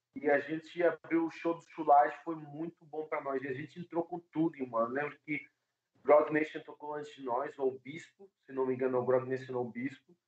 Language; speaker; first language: Portuguese; native; Portuguese